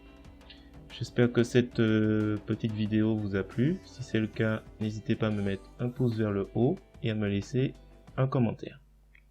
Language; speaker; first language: French; native; French